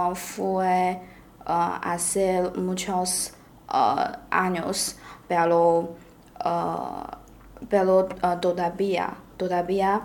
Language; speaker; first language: Spanish; non-native, learner; Chinese